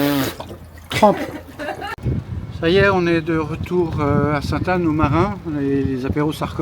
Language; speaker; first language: French; native; French